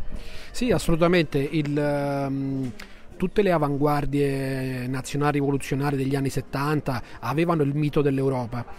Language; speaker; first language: Italian; native; Italian